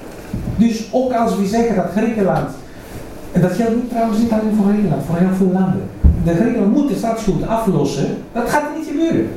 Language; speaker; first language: Dutch; non-native, fluent; Greek